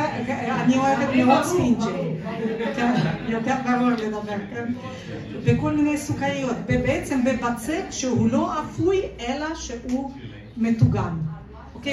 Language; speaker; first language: Hebrew; non-native, fluent; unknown